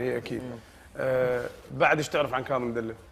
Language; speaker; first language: Arabic; native; Arabic